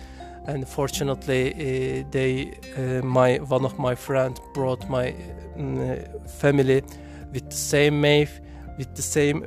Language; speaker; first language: English; non-native, learner; Turkish